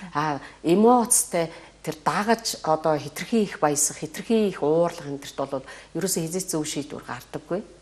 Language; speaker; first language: Mongolian; native; Mongolian